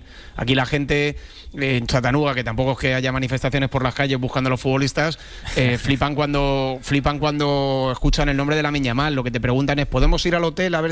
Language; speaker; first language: Spanish; native; Spanish